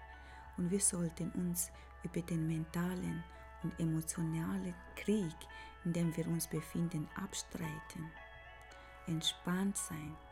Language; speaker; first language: German; non-native, fluent; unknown